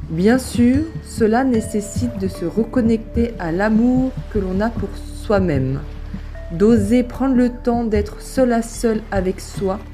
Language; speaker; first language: French; native; French